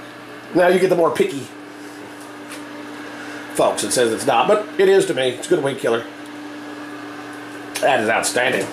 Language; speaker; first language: English; native; English